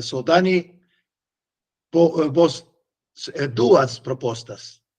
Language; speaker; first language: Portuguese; non-native, learner; Spanish